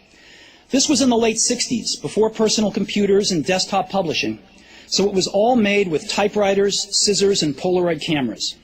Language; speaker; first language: English; native; English